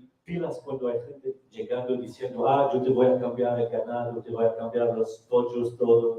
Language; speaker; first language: Spanish; non-native, fluent; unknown